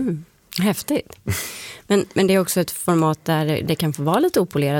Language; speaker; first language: Swedish; native; Swedish